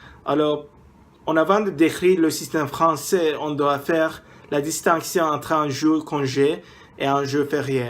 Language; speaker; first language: French; non-native, learner; English